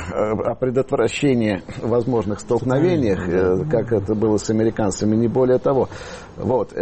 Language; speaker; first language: Russian; native; Russian